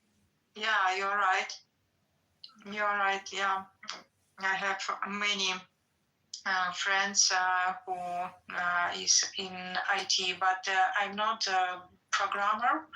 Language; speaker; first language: English; non-native, learner; Russian